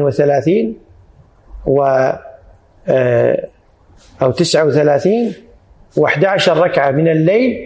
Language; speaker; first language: Arabic; native; Arabic